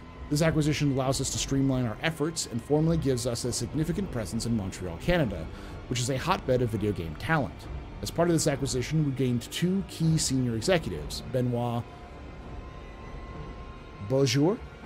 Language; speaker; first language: English; native; English